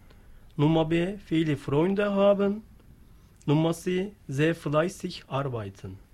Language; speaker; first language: German; non-native, learner; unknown